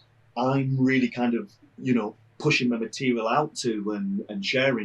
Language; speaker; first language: English; native; English